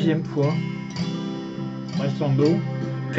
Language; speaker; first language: French; native; French